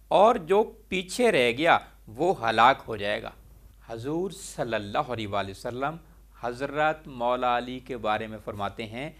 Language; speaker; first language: Urdu; non-native, local second language; Punjabi